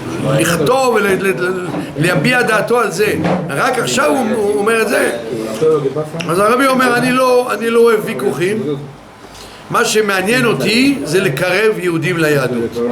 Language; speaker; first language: Hebrew; non-native, fluent; French